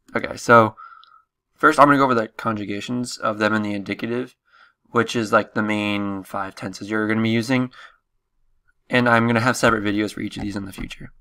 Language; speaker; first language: English; native; English